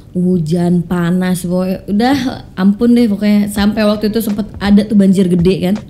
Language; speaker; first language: Indonesian; native; Indonesian